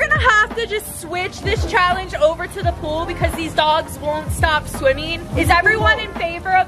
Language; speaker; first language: English; native; English